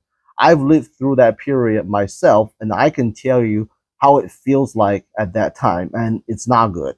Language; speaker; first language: English; non-native, fluent; Chinese